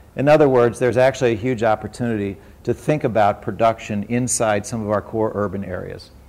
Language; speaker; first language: English; native; English